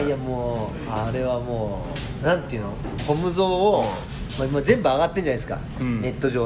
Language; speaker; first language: Japanese; native; Japanese